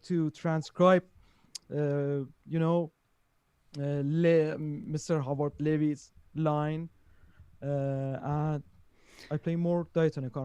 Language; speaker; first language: English; non-native, learner; Persian